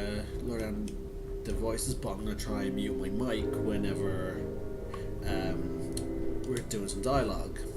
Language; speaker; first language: English; native; English